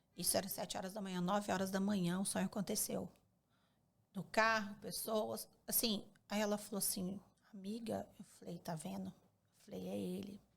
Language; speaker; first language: Portuguese; native; Portuguese